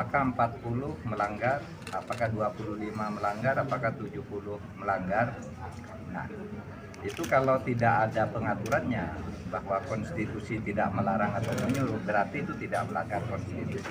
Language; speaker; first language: Indonesian; non-native, local second language; Madurese